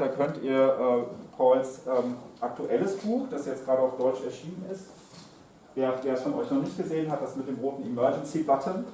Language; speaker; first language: German; native; German